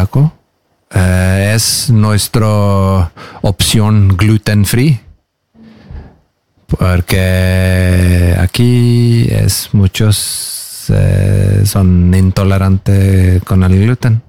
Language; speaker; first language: Spanish; non-native, learner; Norwegian